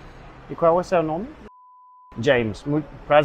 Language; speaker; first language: Portuguese; non-native, learner; English